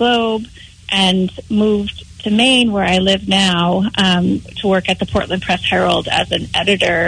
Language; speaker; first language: English; native; English